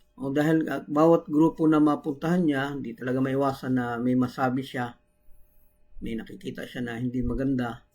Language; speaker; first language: Filipino; non-native, local second language; Cebuano